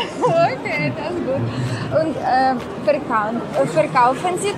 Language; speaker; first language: German; non-native, learner; Russian